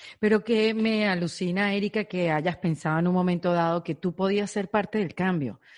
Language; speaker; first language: Spanish; native; Spanish